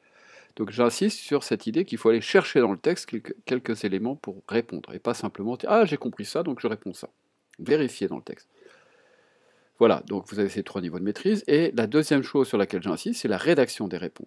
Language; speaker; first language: French; native; French